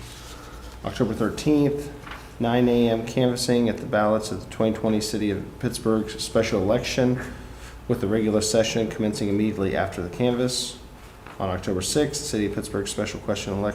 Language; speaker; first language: English; native; English